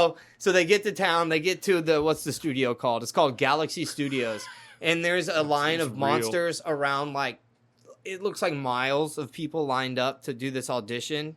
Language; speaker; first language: English; native; English